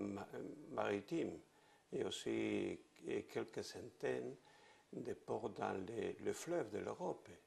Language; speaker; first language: French; non-native, fluent; Spanish